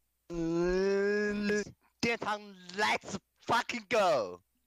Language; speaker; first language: English; non-native, learner; Chinese